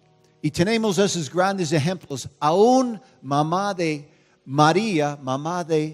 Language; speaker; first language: Spanish; non-native, fluent; English